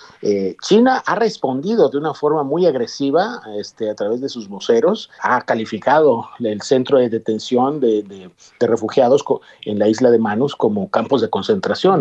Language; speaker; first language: Spanish; native; Spanish